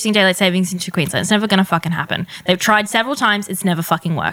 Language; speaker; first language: English; native; English